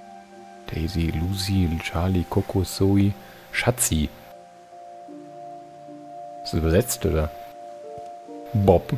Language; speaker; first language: German; native; German